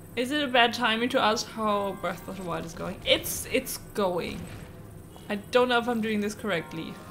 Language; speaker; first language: English; non-native, fluent; German